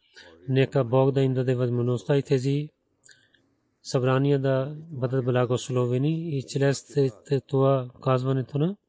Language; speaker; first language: Bulgarian; non-native, learner; Urdu